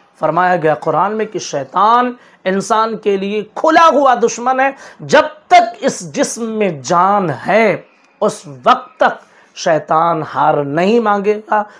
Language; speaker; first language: Urdu; native; Urdu